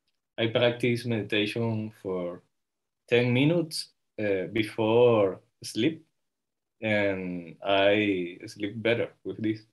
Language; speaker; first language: English; non-native, learner; Spanish